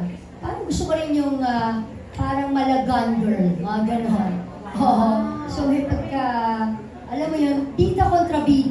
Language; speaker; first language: Filipino; native; Filipino